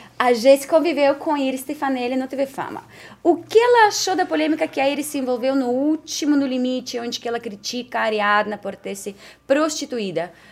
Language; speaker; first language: Portuguese; non-native, fluent; Spanish